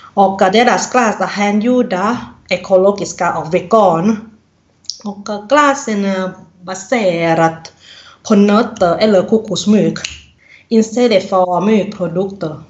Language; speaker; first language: Swedish; non-native, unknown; Thai